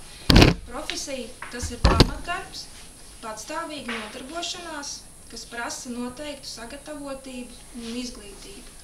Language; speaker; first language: Latvian; native; Latvian